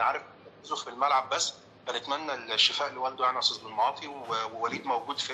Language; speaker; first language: Arabic; native; Arabic